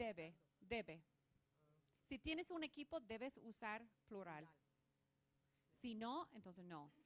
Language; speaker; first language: Spanish; non-native, fluent; English